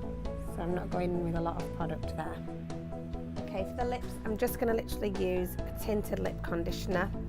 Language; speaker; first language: English; native; English